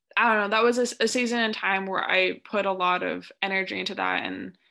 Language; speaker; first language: English; native; English